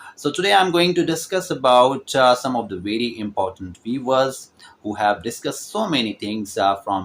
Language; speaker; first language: English; non-native, local second language; Urdu